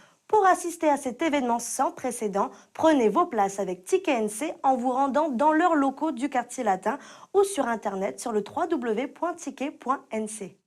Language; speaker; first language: French; native; French